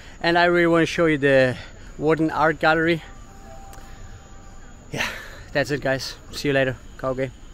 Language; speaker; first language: English; non-native, fluent; German